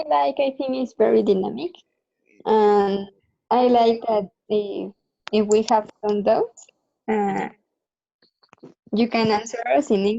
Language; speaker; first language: English; non-native, learner; Spanish